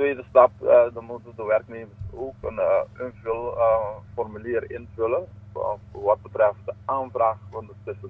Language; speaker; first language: Dutch; non-native, local second language; Papiamento